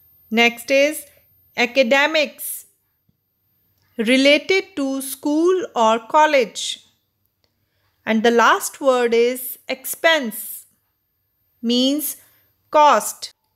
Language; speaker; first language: English; non-native, local second language; Punjabi